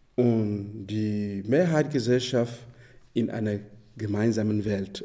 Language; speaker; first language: German; non-native, fluent; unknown